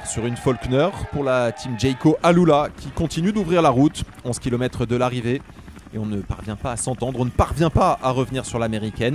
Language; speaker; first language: French; native; French